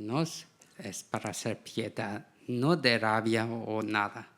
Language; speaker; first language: Spanish; non-native, learner; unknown